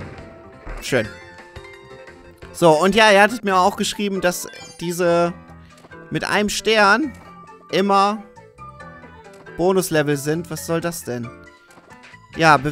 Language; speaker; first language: German; native; German